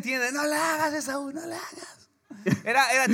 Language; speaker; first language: Spanish; early bilingual, heritage; English